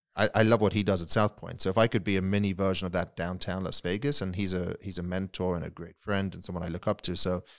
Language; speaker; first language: English; native; English